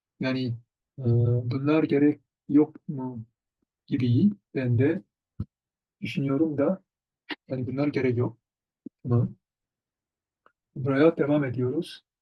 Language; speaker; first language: Turkish; non-native, fluent; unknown